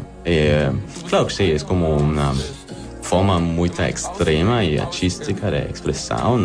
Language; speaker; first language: Portuguese; non-native, learner; German